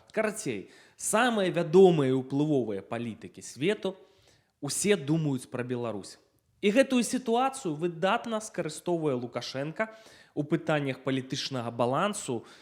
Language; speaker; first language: Belarusian; non-native, local second language; Russian